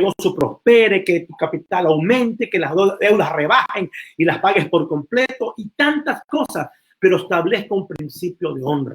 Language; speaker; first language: Spanish; native; Spanish